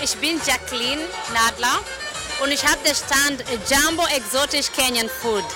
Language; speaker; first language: German; non-native, learner; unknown